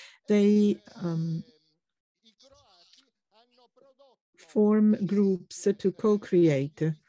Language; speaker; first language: English; non-native, fluent; Italian